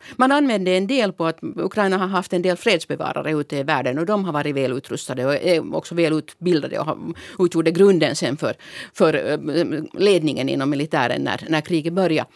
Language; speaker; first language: Swedish; native; Swedish